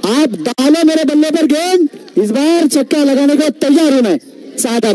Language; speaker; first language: Hindi; non-native, local second language; Marathi